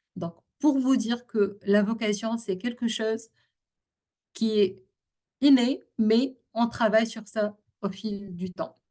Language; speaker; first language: French; non-native, local second language; Arabic